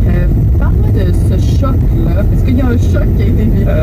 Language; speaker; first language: French; native; French